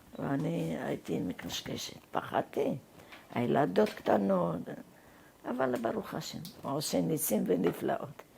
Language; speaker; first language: Hebrew; non-native, fluent; Arabic